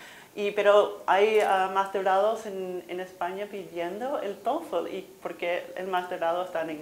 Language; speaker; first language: Spanish; non-native, fluent; English